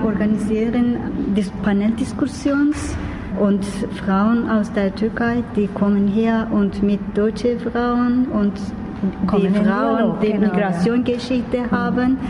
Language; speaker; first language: German; non-native, learner; Turkish